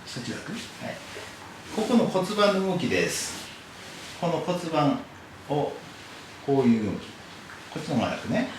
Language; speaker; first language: Japanese; native; Japanese